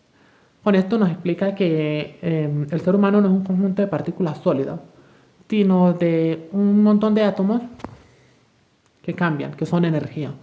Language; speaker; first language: Spanish; native; Spanish